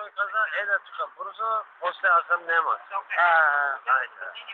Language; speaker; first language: Bulgarian; non-native, learner; Turkish